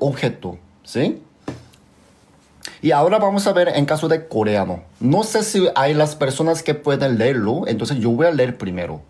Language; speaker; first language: Spanish; non-native, fluent; Korean